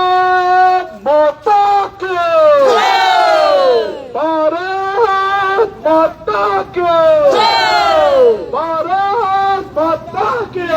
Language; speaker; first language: Hindi; non-native, local second language; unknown